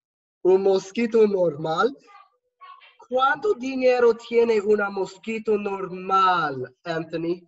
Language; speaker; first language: Spanish; non-native, learner; English